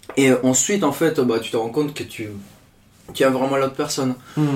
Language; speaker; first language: French; non-native, fluent; Spanish